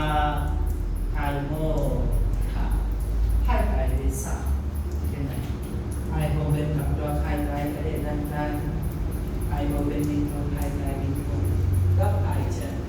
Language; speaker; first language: Vietnamese; non-native, learner; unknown